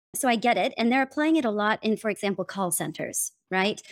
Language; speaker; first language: English; native; English